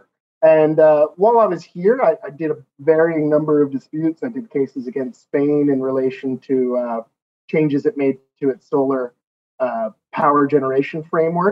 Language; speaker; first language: English; native; English